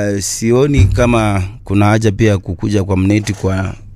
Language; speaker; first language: Swahili; native; Swahili